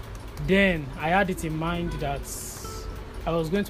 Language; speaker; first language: English; non-native, local second language; Yoruba